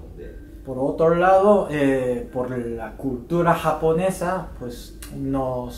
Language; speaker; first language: Spanish; non-native, fluent; Japanese